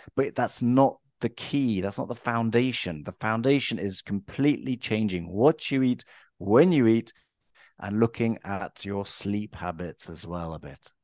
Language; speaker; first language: English; native; English